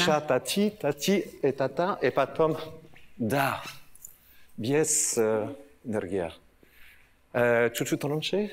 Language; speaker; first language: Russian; non-native, learner; French